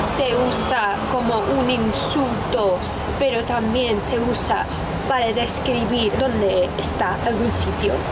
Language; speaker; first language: Spanish; non-native, fluent; English